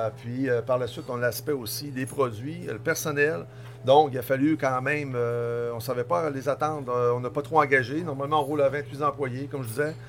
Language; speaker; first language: French; native; French